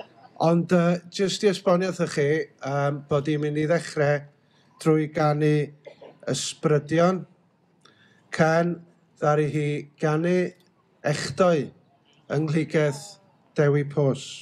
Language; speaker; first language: Welsh; native; Welsh